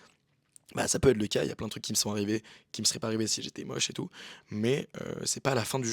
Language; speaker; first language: French; native; French